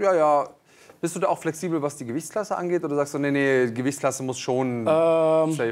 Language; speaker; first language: German; native; German